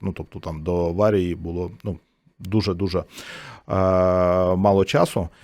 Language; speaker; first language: Ukrainian; native; Ukrainian